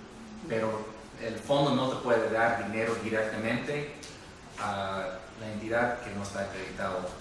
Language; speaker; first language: Spanish; non-native, fluent; English